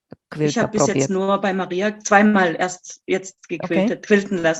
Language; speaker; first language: German; native; German